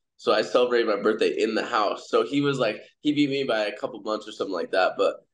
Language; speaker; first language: English; native; English